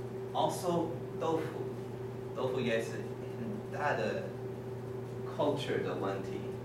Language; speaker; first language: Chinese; non-native, learner; English